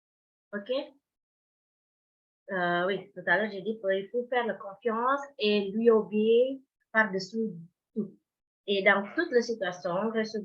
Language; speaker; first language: French; non-native, fluent; Indonesian